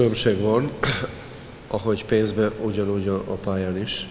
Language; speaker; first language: Hungarian; non-native, fluent; Serbian